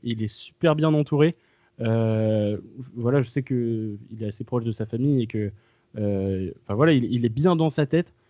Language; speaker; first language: French; native; French